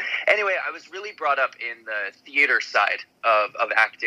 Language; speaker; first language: English; native; English